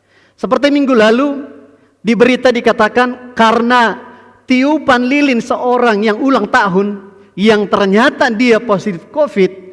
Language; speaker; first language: Indonesian; native; Indonesian